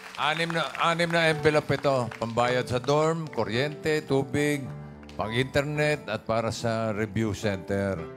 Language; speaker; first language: Filipino; native; Filipino